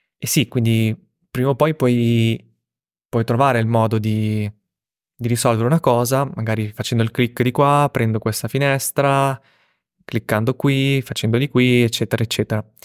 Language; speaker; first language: Italian; early bilingual, other home language; Russian